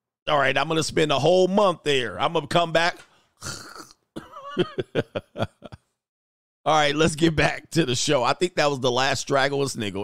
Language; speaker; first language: English; native; English